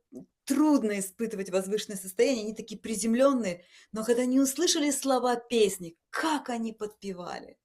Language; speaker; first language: Russian; native; Russian